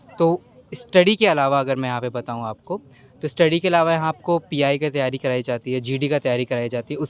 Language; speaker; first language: Hindi; native; Hindi